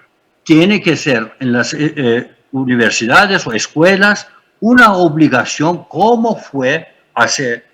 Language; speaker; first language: Spanish; non-native, fluent; Turkish